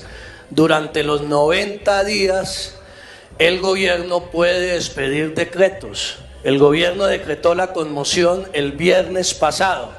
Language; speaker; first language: Spanish; native; Spanish